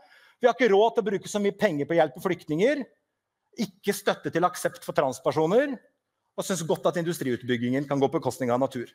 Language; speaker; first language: Norwegian; native; Norwegian